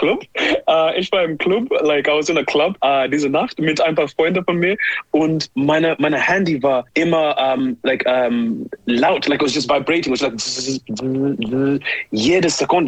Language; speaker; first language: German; non-native, fluent; English